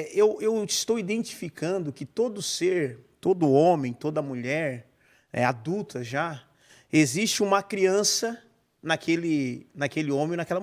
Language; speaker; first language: Portuguese; native; Portuguese